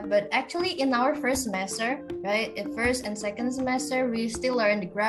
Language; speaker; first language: English; non-native, fluent; Indonesian